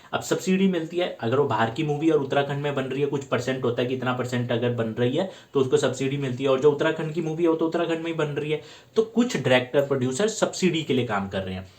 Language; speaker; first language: Hindi; native; Hindi